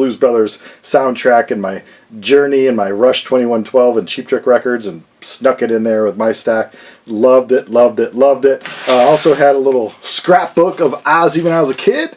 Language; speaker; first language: English; native; English